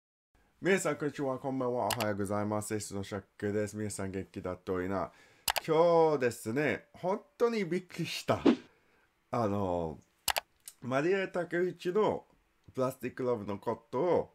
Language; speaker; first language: Japanese; non-native, learner; English